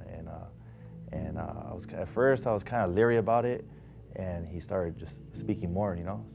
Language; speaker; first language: English; native; English